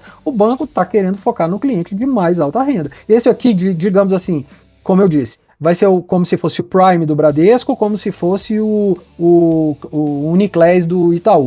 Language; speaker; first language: Portuguese; native; Portuguese